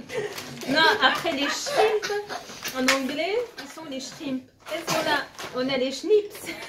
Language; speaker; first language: French; native; French